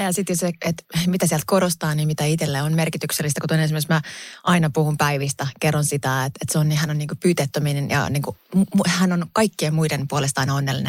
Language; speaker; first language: Finnish; native; Finnish